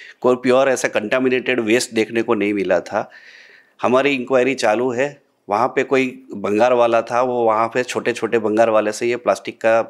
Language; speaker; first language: Hindi; non-native, local second language; Gujarati